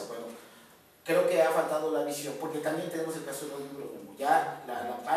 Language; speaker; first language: Spanish; native; Spanish